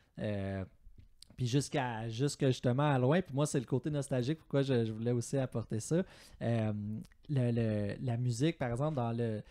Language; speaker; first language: French; native; French